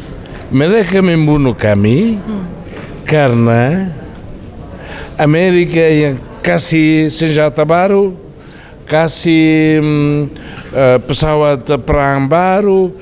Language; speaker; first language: Indonesian; non-native, fluent; Tetum